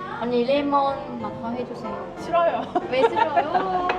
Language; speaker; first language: Korean; non-native, learner; Vietnamese